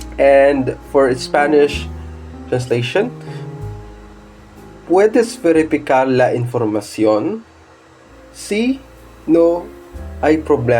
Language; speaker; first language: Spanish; non-native, fluent; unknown